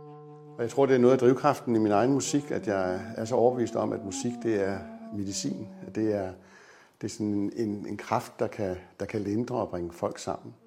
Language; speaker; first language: Danish; native; Danish